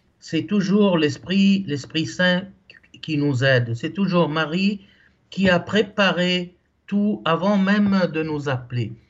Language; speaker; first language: French; non-native, local second language; Arabic